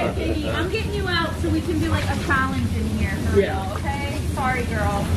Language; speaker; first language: English; native; English